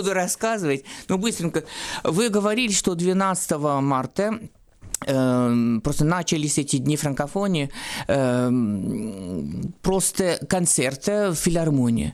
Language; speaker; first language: Russian; non-native, fluent; French